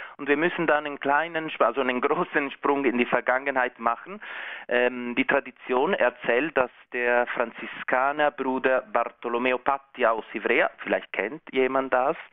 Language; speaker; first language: German; non-native, local second language; Italian